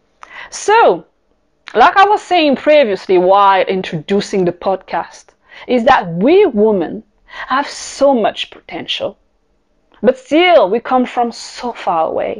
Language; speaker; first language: English; non-native, fluent; French